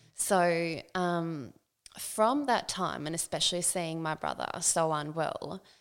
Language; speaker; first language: English; non-native, fluent; Swedish